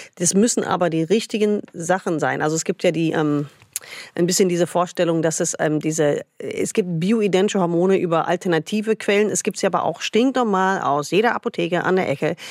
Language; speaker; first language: German; non-native, fluent; English